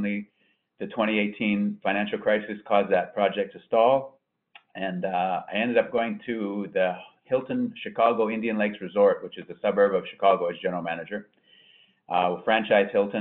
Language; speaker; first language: English; native; English